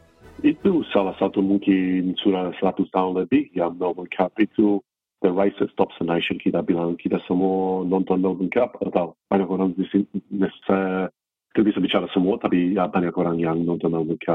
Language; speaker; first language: Indonesian; non-native, fluent; English